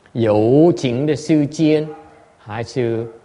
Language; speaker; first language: Chinese; non-native, learner; Vietnamese